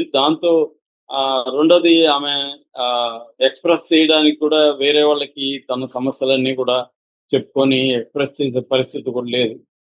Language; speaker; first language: Telugu; native; Telugu